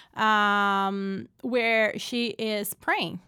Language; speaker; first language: English; non-native, fluent; Portuguese